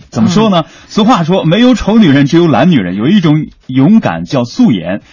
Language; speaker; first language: Chinese; native; Chinese